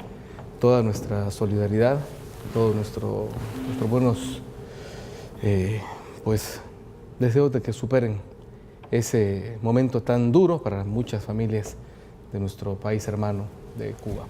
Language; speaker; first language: Spanish; native; Spanish